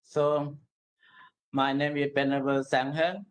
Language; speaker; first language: English; non-native, learner; Burmese